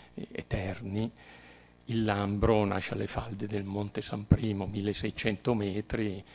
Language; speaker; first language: Italian; native; Italian